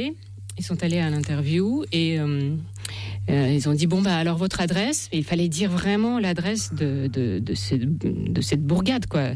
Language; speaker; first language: French; non-native, fluent; Russian